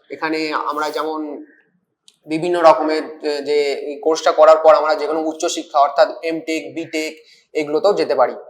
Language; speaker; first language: Bangla; native; Bangla